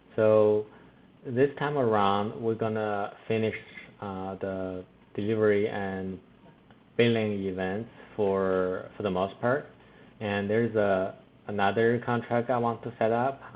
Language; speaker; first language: English; non-native, fluent; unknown